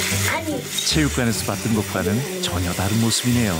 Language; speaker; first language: Korean; native; Korean